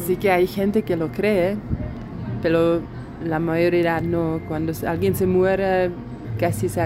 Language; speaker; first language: Spanish; non-native, fluent; Czech